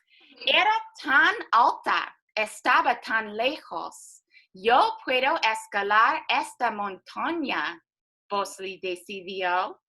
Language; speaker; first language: Spanish; non-native, fluent; English